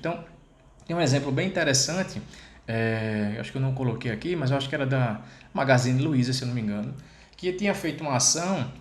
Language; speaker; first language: Portuguese; native; Portuguese